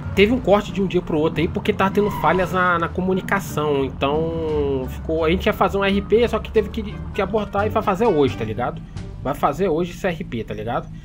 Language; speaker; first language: Portuguese; native; Portuguese